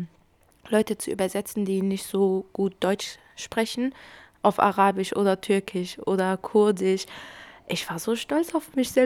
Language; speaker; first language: German; early bilingual, other home language; Kurdish